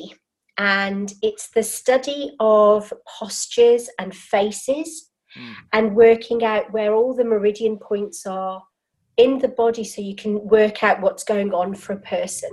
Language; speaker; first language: English; native; English